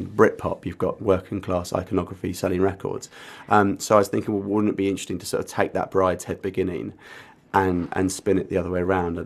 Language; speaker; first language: English; native; English